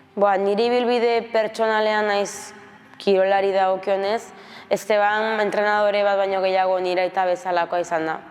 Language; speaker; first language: Basque; early bilingual, other home language; Spanish